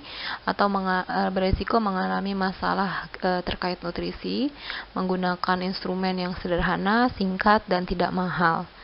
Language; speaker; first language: Indonesian; native; Indonesian